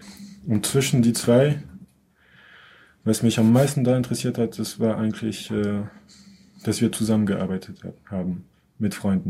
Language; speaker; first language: German; non-native, fluent; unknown